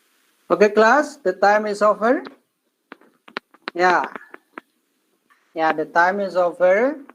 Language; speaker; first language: English; non-native, learner; Indonesian